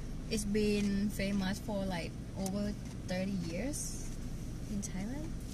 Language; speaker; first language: English; non-native, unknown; Thai